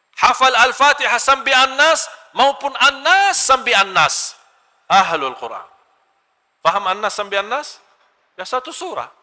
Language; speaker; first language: Malay; non-native, fluent; Arabic